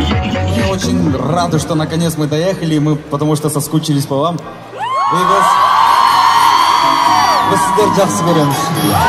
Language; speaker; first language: Russian; non-native, local second language; Kazakh